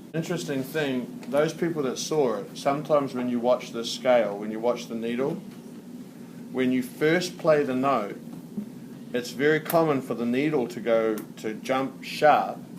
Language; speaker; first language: English; native; English